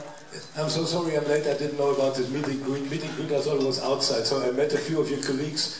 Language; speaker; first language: English; non-native, fluent; German